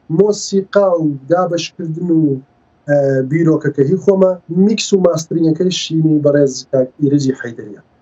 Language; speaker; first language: Central Kurdish; early bilingual, heritage; Central Kurdish